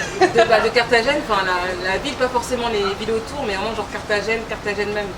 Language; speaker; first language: French; native; French